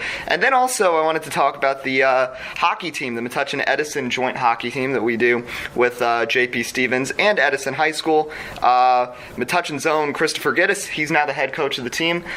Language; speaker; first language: English; native; English